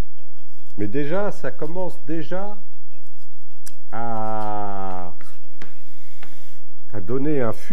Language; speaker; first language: French; native; French